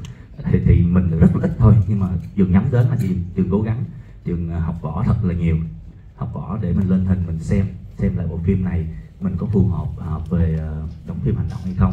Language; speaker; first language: Vietnamese; native; Vietnamese